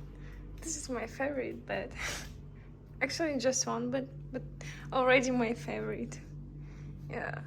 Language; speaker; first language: English; non-native, learner; Russian